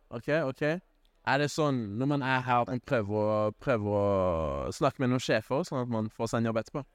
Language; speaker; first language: Norwegian; native; Norwegian